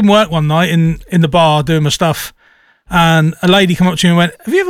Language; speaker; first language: English; native; English